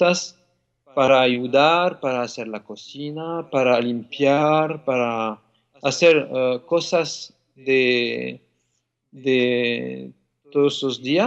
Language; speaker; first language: Spanish; non-native, fluent; French